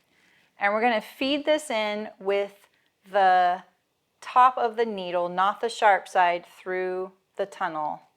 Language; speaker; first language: English; native; English